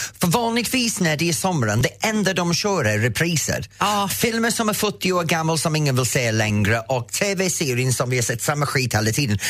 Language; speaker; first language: Swedish; non-native, fluent; English